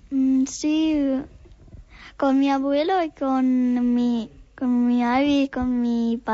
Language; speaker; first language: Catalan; non-native, learner; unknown